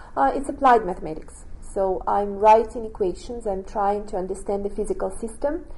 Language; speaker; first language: English; non-native, fluent; Russian